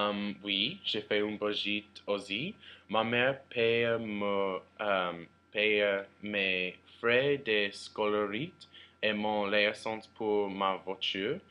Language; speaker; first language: French; non-native, learner; English